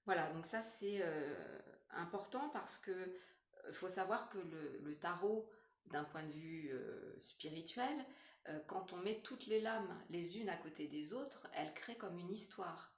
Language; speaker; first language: French; native; French